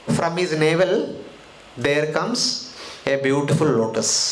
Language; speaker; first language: English; non-native, local second language; Telugu